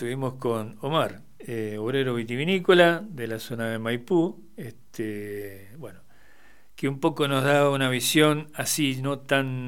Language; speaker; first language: Spanish; native; Spanish